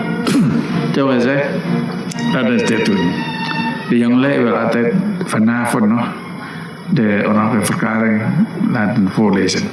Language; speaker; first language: Dutch; non-native, local second language; Minangkabau